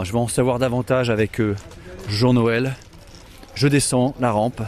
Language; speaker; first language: French; native; French